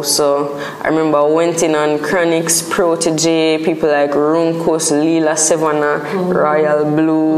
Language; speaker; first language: English; non-native, local second language; Jamaican Creole English